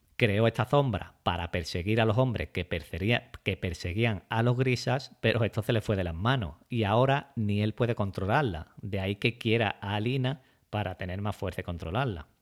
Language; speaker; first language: Spanish; native; Spanish